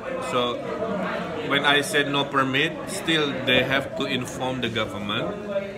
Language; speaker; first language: English; non-native, fluent; Sundanese